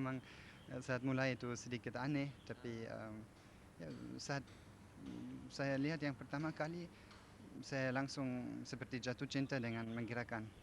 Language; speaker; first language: Indonesian; non-native, fluent; German